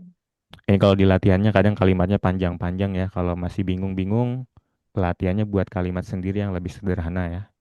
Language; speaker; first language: Indonesian; native; Indonesian